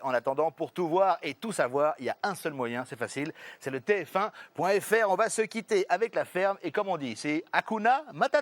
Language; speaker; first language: French; native; French